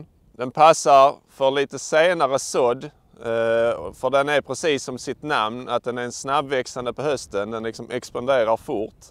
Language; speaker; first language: Swedish; native; Swedish